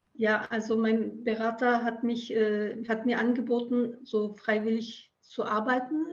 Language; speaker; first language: German; early bilingual, other home language; Turkish